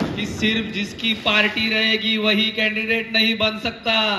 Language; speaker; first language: Hindi; non-native, local second language; Marathi